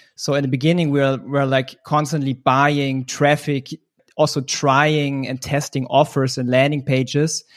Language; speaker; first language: English; non-native, fluent; German